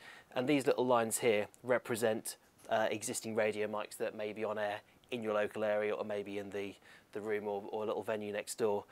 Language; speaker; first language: English; native; English